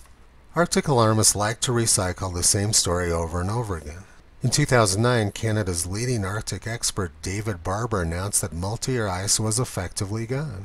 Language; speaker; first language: English; native; English